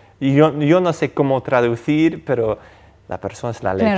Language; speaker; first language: Spanish; non-native, fluent; English